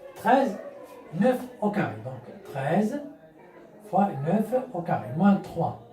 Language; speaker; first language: French; non-native, local second language; Arabic